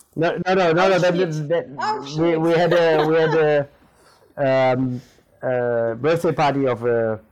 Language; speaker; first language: English; non-native, local second language; German